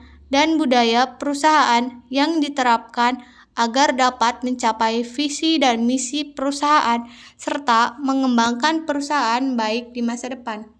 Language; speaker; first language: Indonesian; native; Indonesian